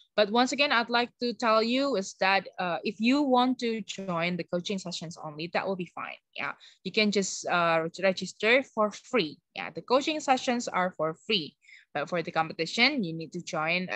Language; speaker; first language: English; non-native, fluent; Indonesian